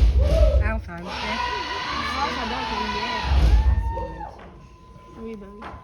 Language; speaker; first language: French; native; French